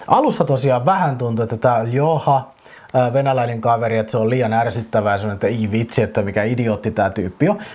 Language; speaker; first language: Finnish; native; Finnish